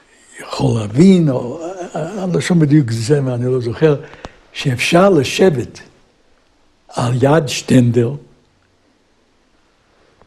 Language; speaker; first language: Hebrew; non-native, fluent; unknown